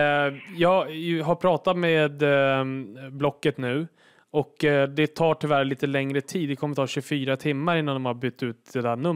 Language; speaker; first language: Swedish; native; Swedish